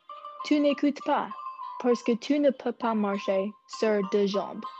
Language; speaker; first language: French; non-native, learner; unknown